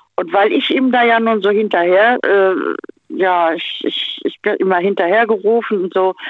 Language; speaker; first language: German; native; German